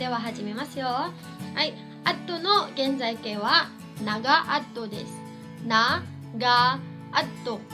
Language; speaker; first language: Japanese; non-native, fluent; Cebuano